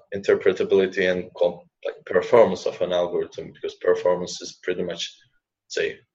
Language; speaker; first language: English; non-native, fluent; Turkish